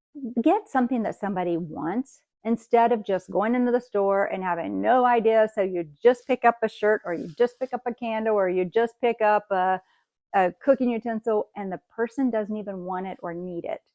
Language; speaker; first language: English; native; English